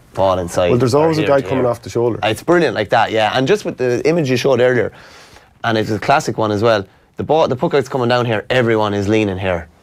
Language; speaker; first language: English; native; English